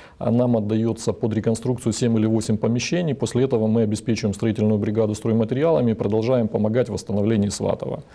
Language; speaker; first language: Russian; native; Russian